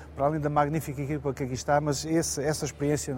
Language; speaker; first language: Portuguese; native; Portuguese